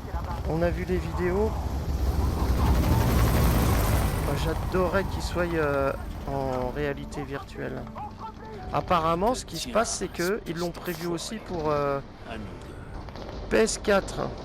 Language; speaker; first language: French; native; French